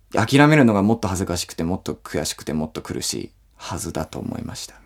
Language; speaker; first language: Japanese; non-native, fluent; English